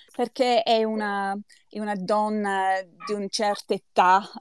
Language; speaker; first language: Italian; non-native, learner; English